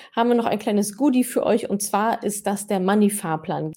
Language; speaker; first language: German; non-native, fluent; English